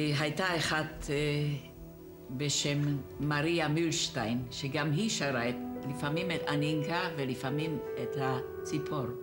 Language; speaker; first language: Hebrew; non-native, fluent; Czech